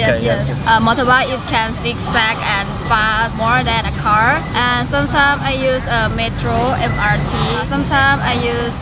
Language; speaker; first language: English; non-native, learner; Thai